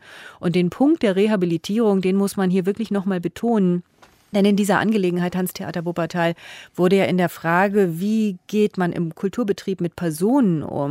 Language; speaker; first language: German; native; German